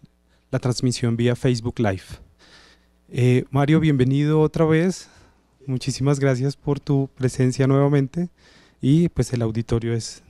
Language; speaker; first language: Spanish; native; Spanish